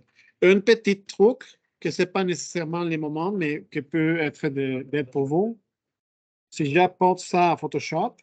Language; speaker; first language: French; non-native, fluent; Spanish